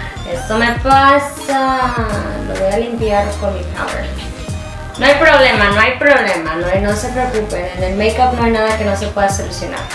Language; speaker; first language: Spanish; early bilingual, heritage; Spanish